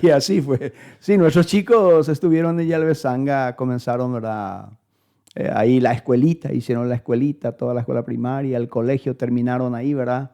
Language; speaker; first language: Spanish; native; Spanish